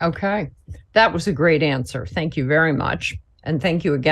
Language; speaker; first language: English; native; English